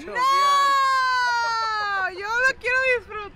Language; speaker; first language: Spanish; early bilingual, heritage; Spanish